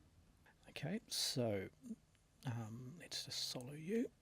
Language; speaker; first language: English; native; English